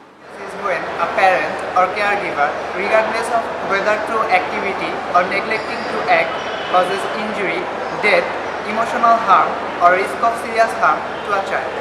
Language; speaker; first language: English; non-native, local second language; Bangla